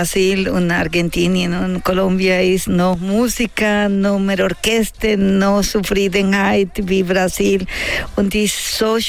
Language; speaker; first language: German; non-native, learner; Spanish